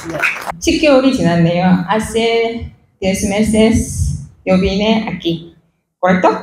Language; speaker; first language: Spanish; non-native, learner; Korean